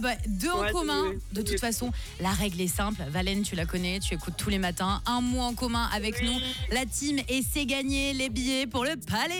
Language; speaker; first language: French; native; French